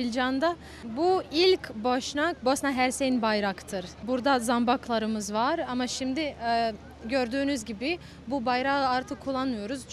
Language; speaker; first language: Turkish; non-native, fluent; Bosnian